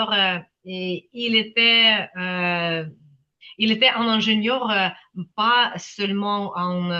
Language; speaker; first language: French; non-native, fluent; Ukrainian